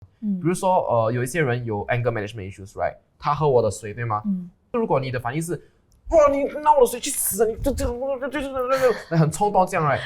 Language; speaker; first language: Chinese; non-native, local second language; English